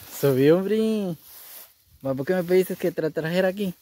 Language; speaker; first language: Spanish; native; Spanish